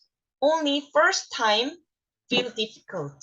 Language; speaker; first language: English; non-native, learner; Korean